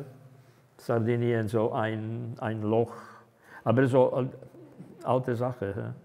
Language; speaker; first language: German; non-native, fluent; Czech